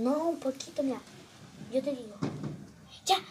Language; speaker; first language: Spanish; native; Spanish